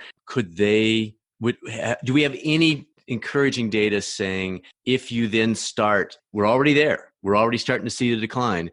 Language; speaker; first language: English; native; English